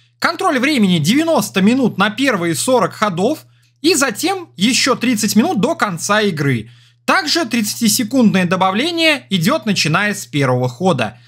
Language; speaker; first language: Russian; native; Russian